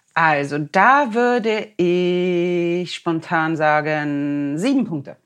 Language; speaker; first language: German; non-native, fluent; Swedish